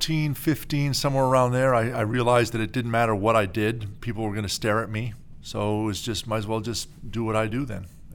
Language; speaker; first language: English; native; English